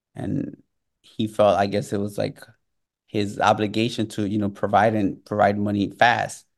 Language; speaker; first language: English; native; English